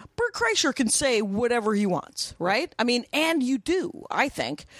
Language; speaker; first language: English; native; English